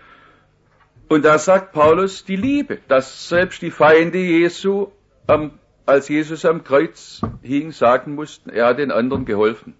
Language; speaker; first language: German; native; German